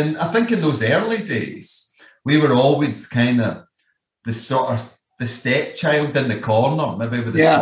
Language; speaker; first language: English; native; English